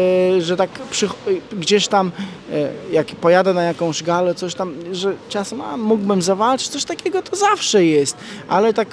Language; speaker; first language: Polish; non-native, fluent; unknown